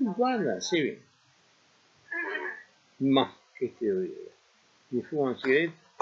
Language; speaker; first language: Italian; native; Italian